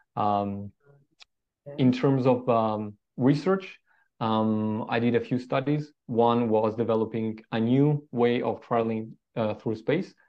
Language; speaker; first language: English; non-native, fluent; Italian